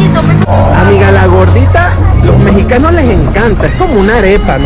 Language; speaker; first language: Spanish; native; Spanish